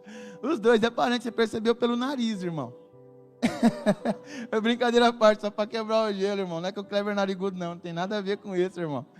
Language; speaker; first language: Portuguese; native; Portuguese